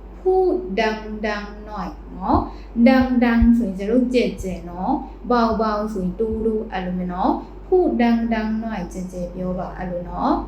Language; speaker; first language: Thai; non-native, fluent; Burmese